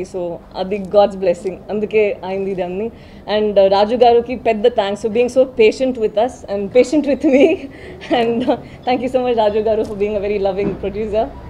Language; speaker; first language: Telugu; non-native, learner; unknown